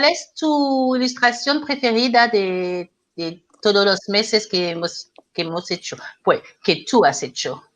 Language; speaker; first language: Spanish; non-native, learner; French